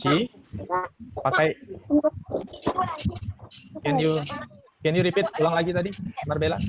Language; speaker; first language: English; non-native, fluent; Indonesian